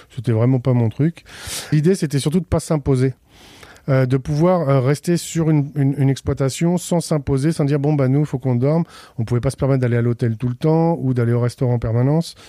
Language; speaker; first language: French; native; French